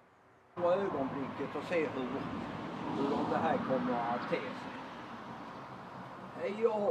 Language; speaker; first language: Swedish; native; Swedish